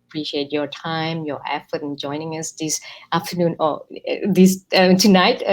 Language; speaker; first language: English; non-native, fluent; Thai